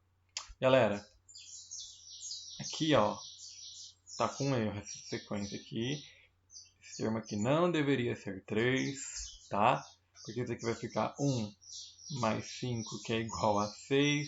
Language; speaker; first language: Portuguese; native; Portuguese